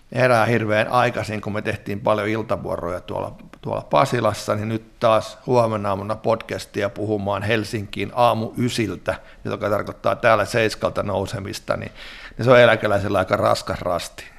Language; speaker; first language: Finnish; native; Finnish